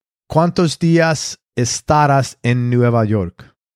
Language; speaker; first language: Spanish; non-native, learner; English